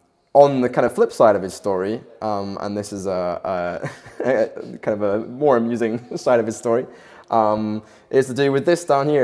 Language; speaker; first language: English; native; English